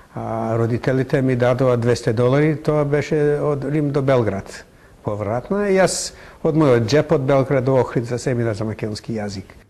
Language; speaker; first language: Macedonian; non-native, fluent; English